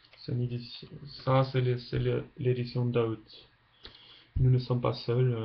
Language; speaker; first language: French; non-native, learner; English